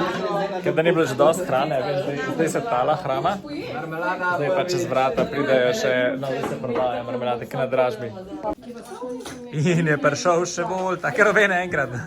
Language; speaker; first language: Slovenian; native; Slovenian